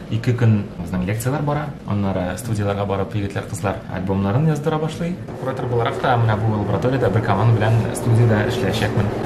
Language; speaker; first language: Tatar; early bilingual, heritage; Tatar